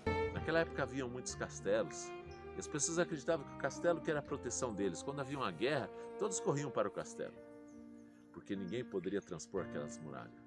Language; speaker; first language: Portuguese; native; Portuguese